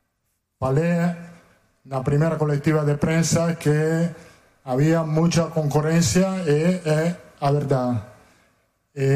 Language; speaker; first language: Portuguese; non-native, fluent; Italian